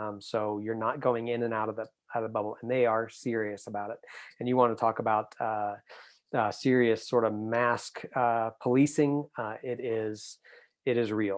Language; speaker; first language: English; native; English